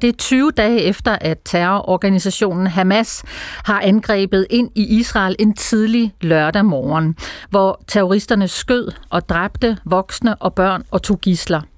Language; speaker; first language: Danish; native; Danish